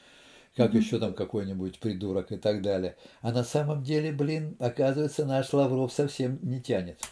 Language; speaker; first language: Russian; native; Russian